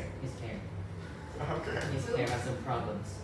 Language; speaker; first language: English; non-native, learner; Vietnamese